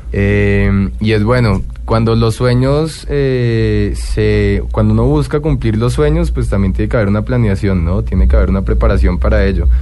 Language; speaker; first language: Spanish; native; Spanish